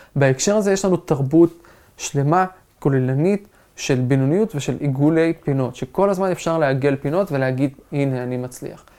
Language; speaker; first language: Hebrew; non-native, local second language; Arabic